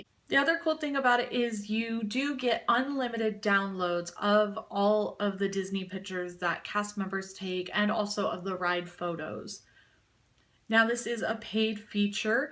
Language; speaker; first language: English; native; English